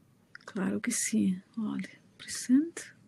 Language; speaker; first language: Portuguese; non-native, learner; Spanish